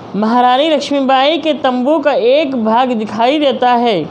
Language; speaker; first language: Hindi; non-native, local second language; Telugu